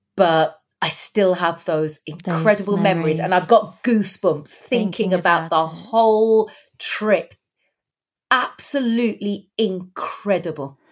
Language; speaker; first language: English; native; English